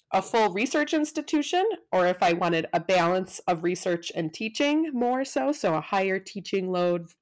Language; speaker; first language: English; native; English